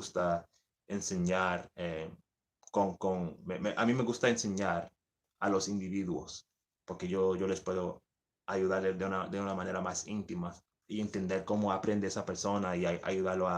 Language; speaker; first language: Spanish; early bilingual, heritage; English